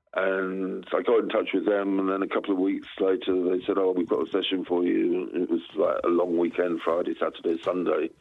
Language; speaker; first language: English; native; English